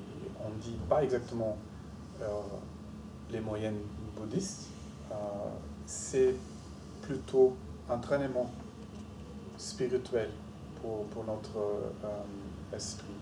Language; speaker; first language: French; non-native, fluent; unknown